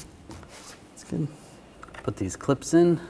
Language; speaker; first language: English; native; English